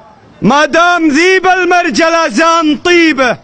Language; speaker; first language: Arabic; native; Arabic